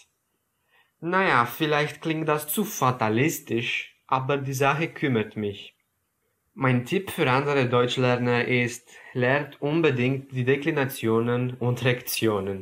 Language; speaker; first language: German; non-native, fluent; Romanian